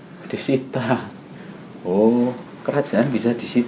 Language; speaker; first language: Indonesian; native; Indonesian